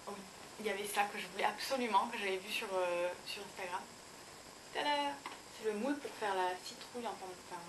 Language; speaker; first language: French; native; French